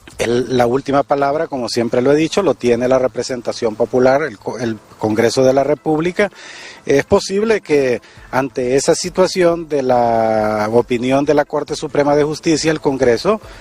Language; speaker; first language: Spanish; native; Spanish